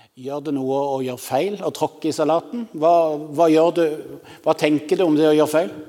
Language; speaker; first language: Norwegian; native; Norwegian